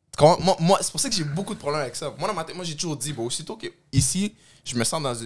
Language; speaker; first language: French; early bilingual, other home language; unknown